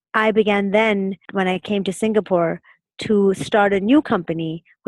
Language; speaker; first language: English; non-native, local second language; Urdu